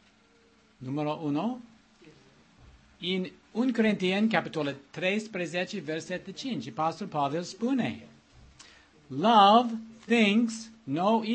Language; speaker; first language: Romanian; non-native, learner; English